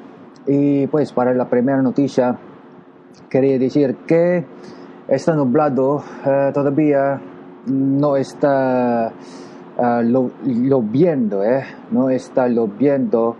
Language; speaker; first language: Spanish; non-native, learner; Japanese